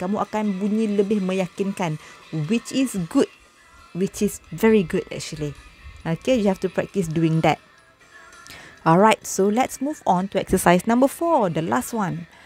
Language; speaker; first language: English; non-native, local second language; Malay